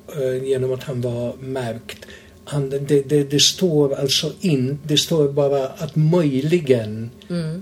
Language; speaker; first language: Swedish; non-native, fluent; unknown